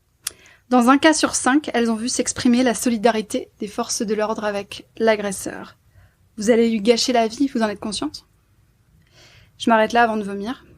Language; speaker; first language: French; native; French